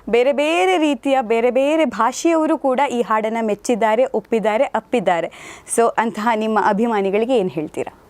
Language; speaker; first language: Kannada; native; Kannada